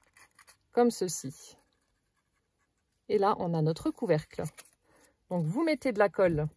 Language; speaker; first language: French; native; French